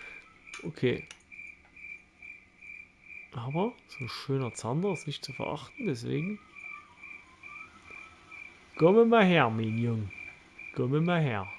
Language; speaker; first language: German; native; German